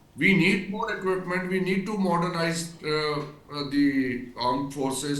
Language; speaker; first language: English; non-native, local second language; Urdu